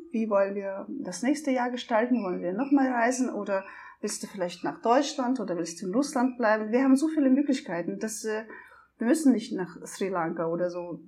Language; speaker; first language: German; non-native, fluent; Russian